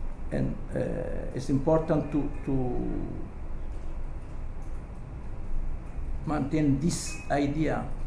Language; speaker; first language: English; non-native, learner; Italian